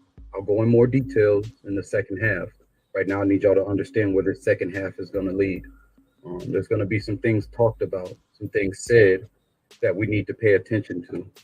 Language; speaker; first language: English; native; English